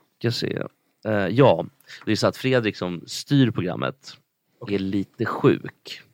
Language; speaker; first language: Swedish; native; Swedish